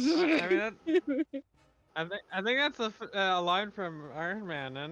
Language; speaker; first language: English; native; English